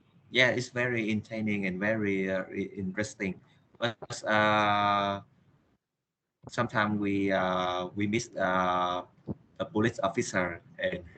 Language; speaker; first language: English; non-native, learner; Vietnamese